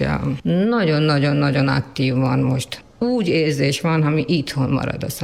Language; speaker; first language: Hungarian; non-native, learner; Urdu